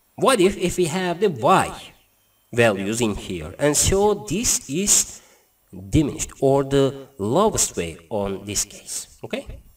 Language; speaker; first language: English; non-native, learner; Turkish